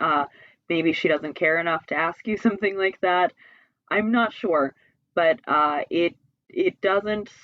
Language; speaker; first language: English; native; English